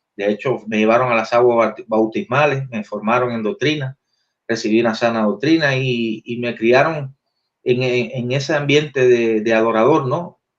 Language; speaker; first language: Spanish; native; Spanish